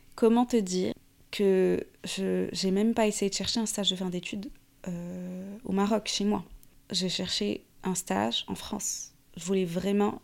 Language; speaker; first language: French; non-native, local second language; Arabic